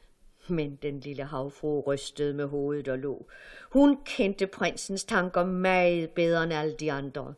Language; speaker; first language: Danish; native; Danish